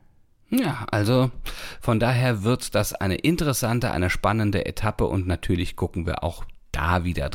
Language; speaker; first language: German; native; German